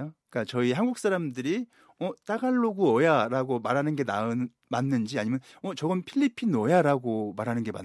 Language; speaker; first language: Korean; native; Korean